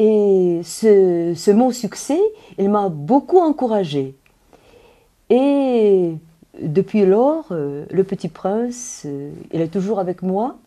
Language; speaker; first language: French; non-native, fluent; Russian